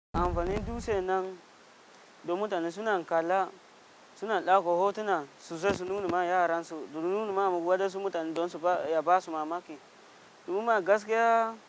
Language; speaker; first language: Hausa; non-native, local second language; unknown